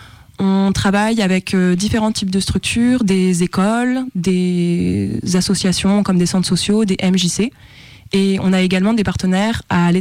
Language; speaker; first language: French; native; French